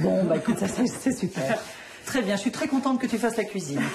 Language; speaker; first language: French; native; French